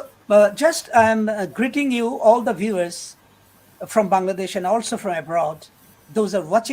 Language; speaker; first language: English; non-native, fluent; Bangla